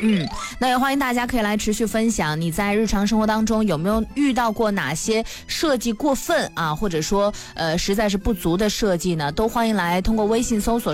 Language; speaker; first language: Chinese; native; Chinese